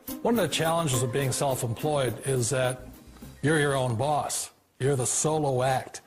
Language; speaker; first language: English; native; English